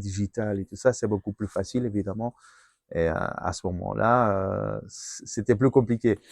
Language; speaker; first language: French; non-native, fluent; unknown